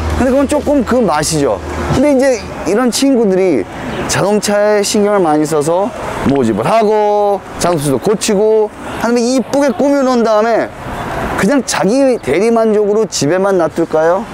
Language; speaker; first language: Korean; early bilingual, heritage; Korean